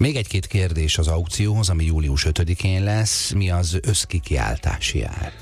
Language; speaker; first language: Hungarian; native; Hungarian